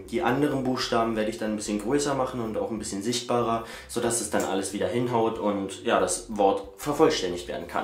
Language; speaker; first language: German; native; German